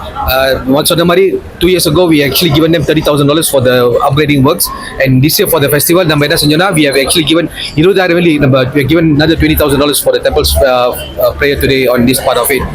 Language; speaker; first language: English; non-native, local second language; Tamil